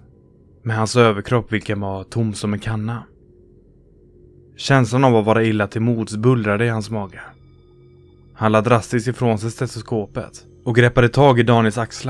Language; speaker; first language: Swedish; native; Swedish